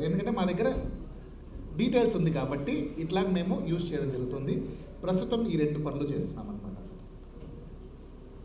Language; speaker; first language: Telugu; native; Telugu